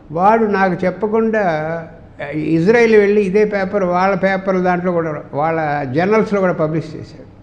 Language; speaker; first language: Telugu; native; Telugu